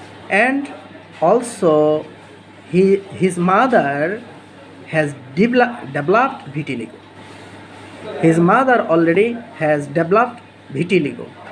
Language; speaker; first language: English; non-native, local second language; Bangla